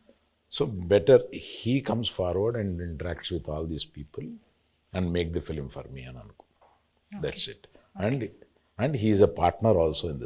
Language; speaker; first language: Telugu; native; Telugu